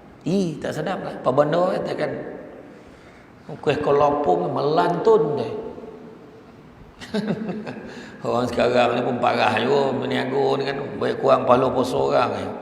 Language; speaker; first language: Malay; native; Malay